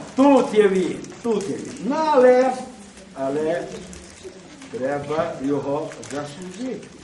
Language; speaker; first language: Ukrainian; native; Ukrainian